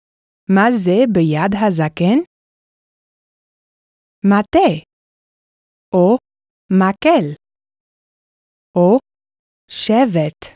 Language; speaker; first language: Hebrew; non-native, fluent; English